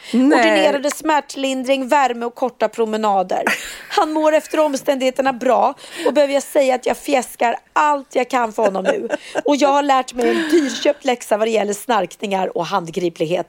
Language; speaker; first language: Swedish; native; Swedish